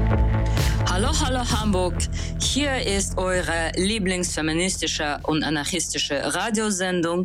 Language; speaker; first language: German; non-native, learner; Russian